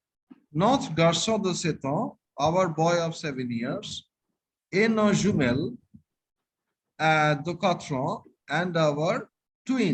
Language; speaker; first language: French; non-native, fluent; Bangla